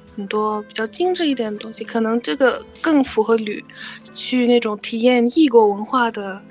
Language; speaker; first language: Chinese; non-native, fluent; Turkish